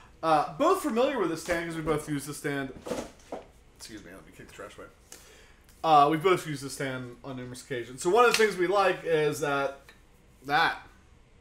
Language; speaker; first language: English; native; English